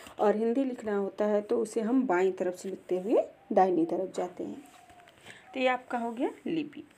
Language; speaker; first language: Hindi; native; Hindi